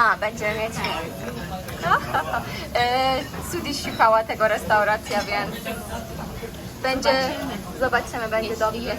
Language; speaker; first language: Polish; non-native, learner; Persian